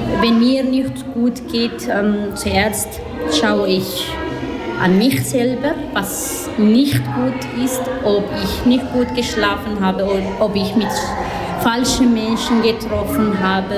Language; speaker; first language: German; non-native, learner; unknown